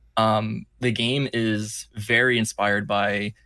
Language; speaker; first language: English; native; English